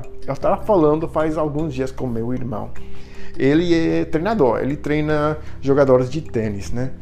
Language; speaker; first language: Portuguese; non-native, fluent; English